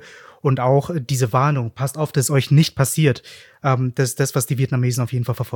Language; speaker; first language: German; native; German